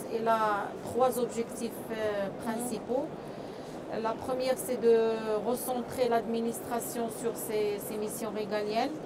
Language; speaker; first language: French; non-native, local second language; Arabic